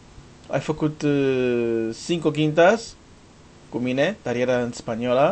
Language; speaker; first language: Romanian; non-native, learner; Portuguese